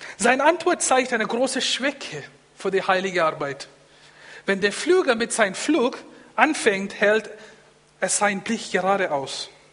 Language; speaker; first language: German; non-native, fluent; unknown